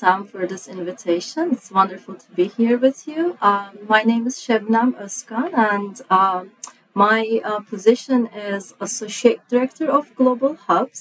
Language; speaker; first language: English; non-native, fluent; Turkish